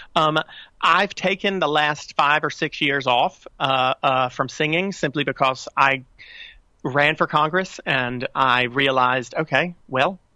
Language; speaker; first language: English; native; English